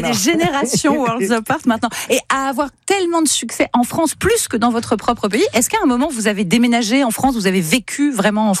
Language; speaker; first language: French; native; French